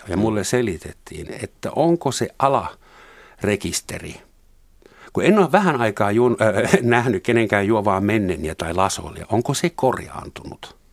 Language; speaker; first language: Finnish; non-native, fluent; German